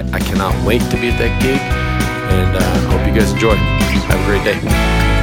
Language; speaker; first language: English; native; English